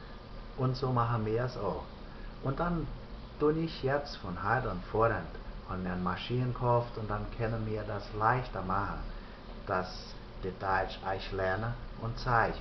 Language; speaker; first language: German; early bilingual, heritage; German